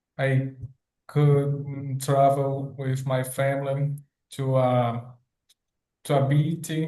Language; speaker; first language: English; non-native, learner; Portuguese